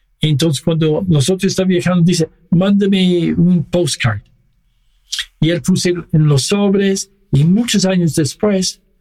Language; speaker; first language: Spanish; non-native, fluent; English